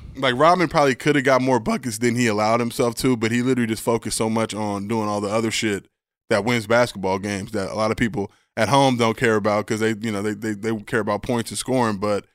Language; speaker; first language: English; native; English